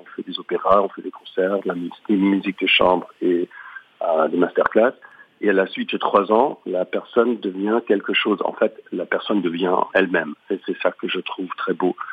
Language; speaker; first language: French; non-native, fluent; English